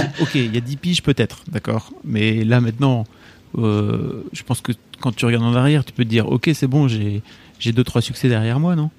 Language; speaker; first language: French; native; French